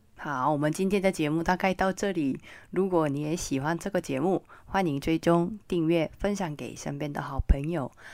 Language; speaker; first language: Chinese; non-native, fluent; Korean